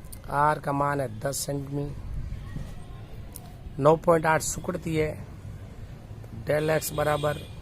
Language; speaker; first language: Hindi; native; Hindi